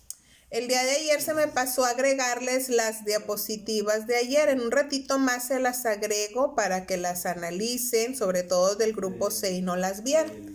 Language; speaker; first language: Spanish; native; Spanish